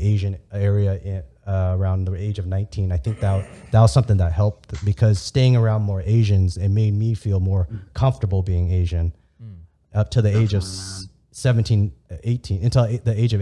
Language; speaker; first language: English; early bilingual, other home language; Vietnamese